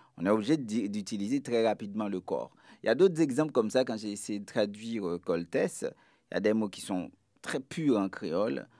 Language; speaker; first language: French; non-native, local second language; Haitian Creole